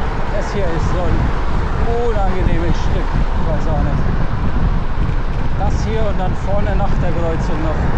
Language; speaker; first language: German; native; German